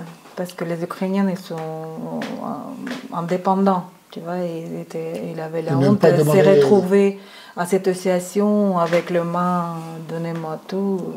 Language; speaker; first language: French; non-native, fluent; Ukrainian